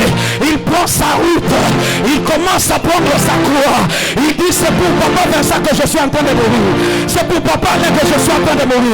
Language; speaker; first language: French; non-native, local second language; Swahili